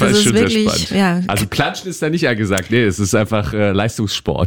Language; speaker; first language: German; native; German